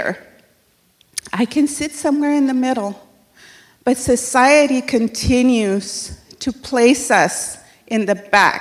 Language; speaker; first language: English; early bilingual, other home language; Spanish